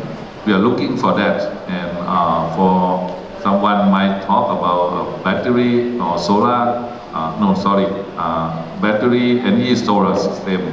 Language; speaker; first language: English; non-native, learner; Thai